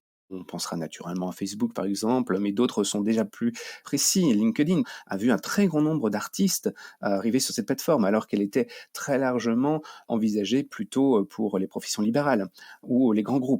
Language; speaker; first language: French; native; French